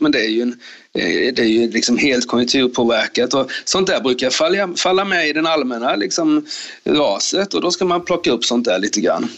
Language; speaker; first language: Swedish; native; Swedish